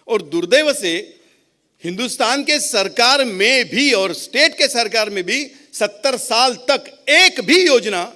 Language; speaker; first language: Hindi; non-native, local second language; Marathi